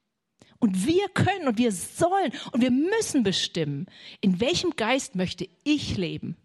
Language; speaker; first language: German; native; German